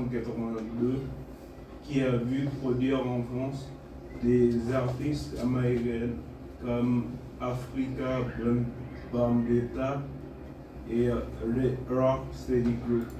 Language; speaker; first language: French; non-native, fluent; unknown